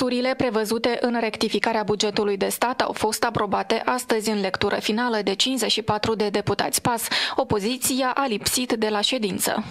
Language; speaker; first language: Romanian; native; Romanian